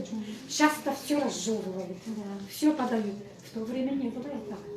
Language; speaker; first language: Russian; native; Russian